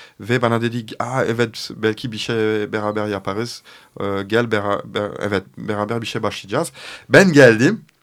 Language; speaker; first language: Turkish; non-native, fluent; French